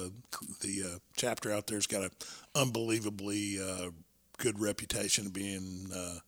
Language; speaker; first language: English; native; English